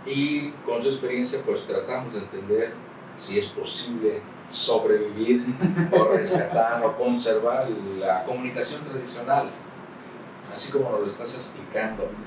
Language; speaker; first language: Spanish; native; Spanish